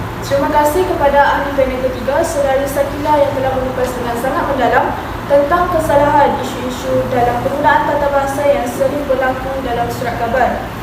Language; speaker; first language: Malay; native; Malay